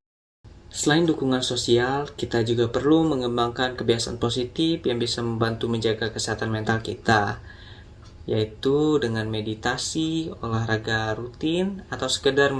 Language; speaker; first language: Indonesian; native; Indonesian